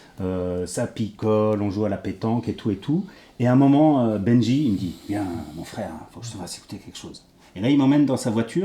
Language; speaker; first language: French; native; French